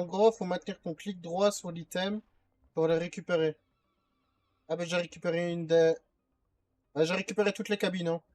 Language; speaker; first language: French; native; French